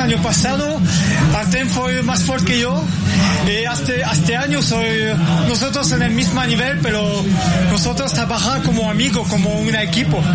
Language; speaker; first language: Portuguese; non-native, learner; Spanish